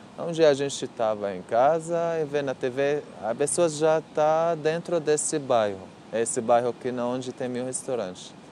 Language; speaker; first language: Portuguese; non-native, learner; Arabic